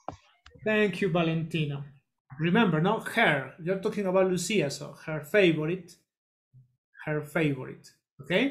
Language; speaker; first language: English; non-native, learner; Spanish